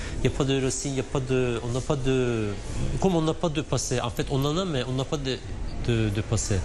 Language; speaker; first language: French; non-native, fluent; Turkish